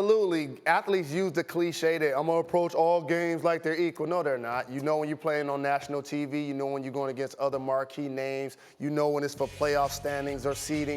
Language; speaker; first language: English; native; English